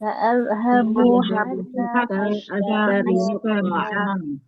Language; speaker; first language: Arabic; non-native, learner; Indonesian